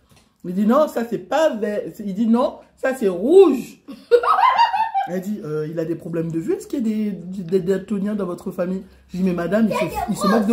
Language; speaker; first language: French; native; French